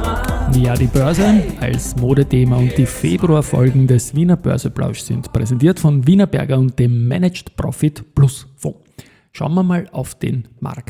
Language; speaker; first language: German; native; German